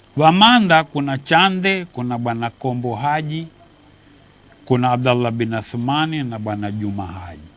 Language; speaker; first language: Swahili; native; Swahili